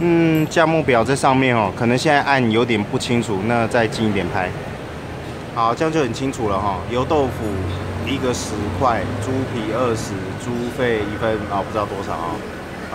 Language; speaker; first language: Chinese; native; Chinese